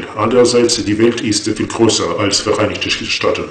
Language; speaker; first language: German; non-native, fluent; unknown